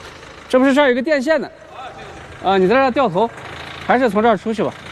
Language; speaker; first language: Chinese; native; Chinese